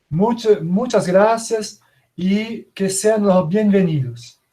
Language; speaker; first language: Spanish; non-native, fluent; Portuguese